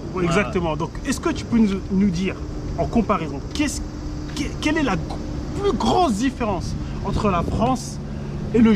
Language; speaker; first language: French; native; French